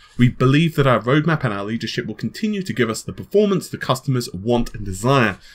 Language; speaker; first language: English; native; English